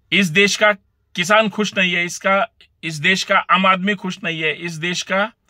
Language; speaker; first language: Hindi; non-native, local second language; Marathi